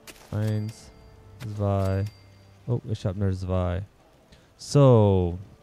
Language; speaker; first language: German; non-native, learner; English